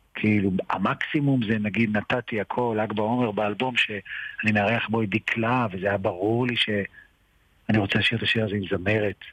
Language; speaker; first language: Hebrew; early bilingual, other home language; Georgian